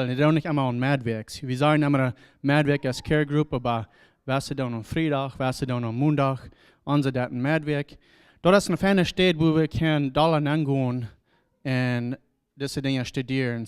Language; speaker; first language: German; non-native, learner; Plautdietsch